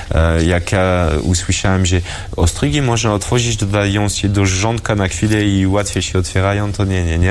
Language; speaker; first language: Polish; early bilingual, heritage; French